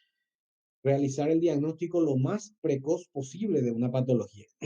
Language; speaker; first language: Spanish; native; Spanish